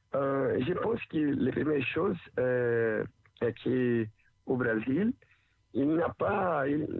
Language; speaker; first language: French; non-native, learner; Portuguese